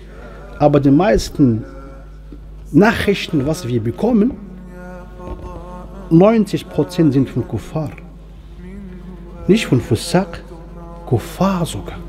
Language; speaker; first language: German; non-native, fluent; Arabic